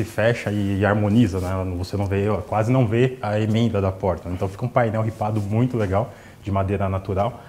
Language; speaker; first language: Portuguese; native; Portuguese